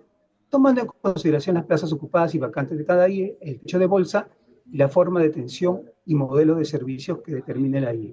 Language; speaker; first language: Spanish; native; Spanish